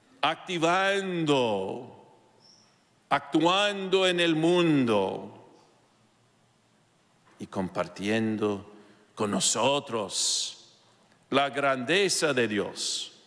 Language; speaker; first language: Spanish; non-native, fluent; English